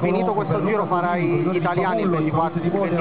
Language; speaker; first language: Italian; native; Italian